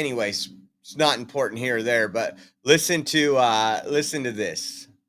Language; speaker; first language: English; native; English